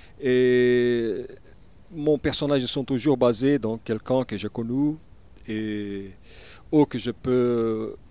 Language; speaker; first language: French; non-native, learner; Portuguese